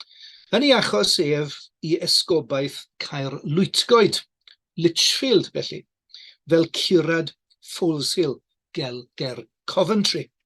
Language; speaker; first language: Welsh; native; Welsh